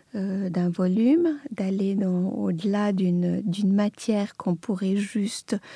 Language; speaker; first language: French; non-native, fluent; Serbian